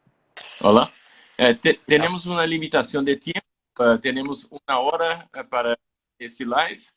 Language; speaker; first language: Spanish; non-native, fluent; Portuguese